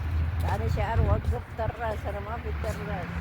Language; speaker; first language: Arabic; non-native, learner; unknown